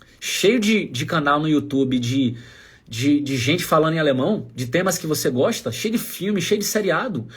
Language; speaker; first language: Portuguese; native; Portuguese